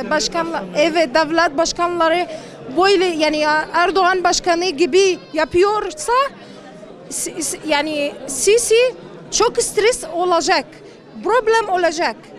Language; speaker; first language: Turkish; non-native, learner; Arabic